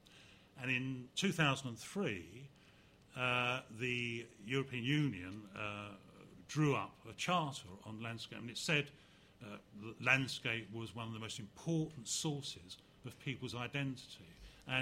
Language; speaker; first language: English; native; English